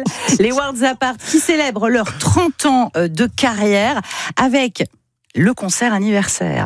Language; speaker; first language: French; native; French